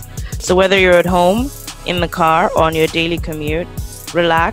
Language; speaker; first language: English; non-native, local second language; Yoruba